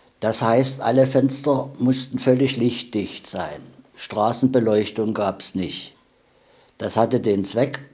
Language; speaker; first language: German; native; German